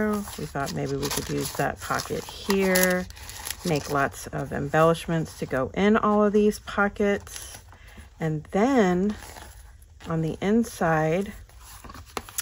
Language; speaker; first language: English; native; English